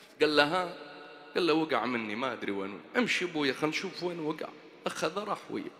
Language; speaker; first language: Arabic; native; Arabic